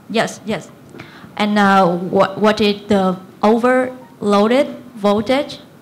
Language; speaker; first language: English; non-native, fluent; Vietnamese